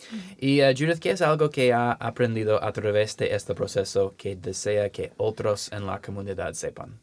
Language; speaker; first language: Spanish; non-native, learner; English